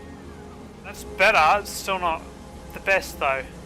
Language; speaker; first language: English; native; English